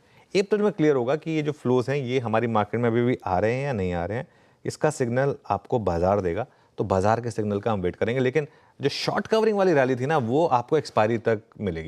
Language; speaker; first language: Hindi; native; Hindi